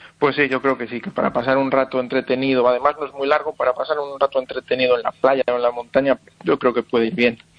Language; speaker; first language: Spanish; native; Spanish